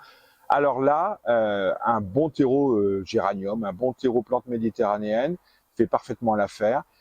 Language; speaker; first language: French; native; French